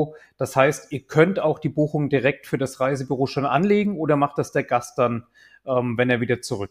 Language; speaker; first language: German; native; German